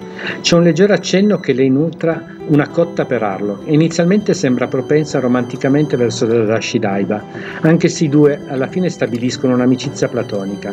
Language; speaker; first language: Italian; native; Italian